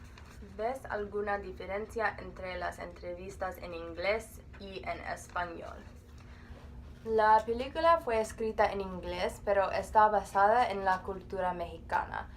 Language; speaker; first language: Spanish; non-native, learner; English